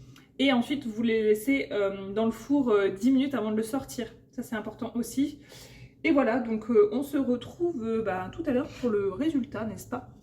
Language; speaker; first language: French; native; French